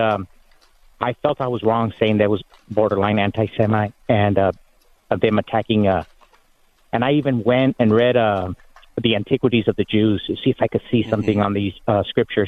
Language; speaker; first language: English; non-native, fluent; Spanish